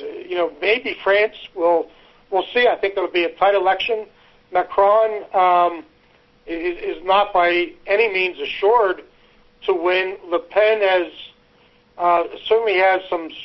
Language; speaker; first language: English; native; English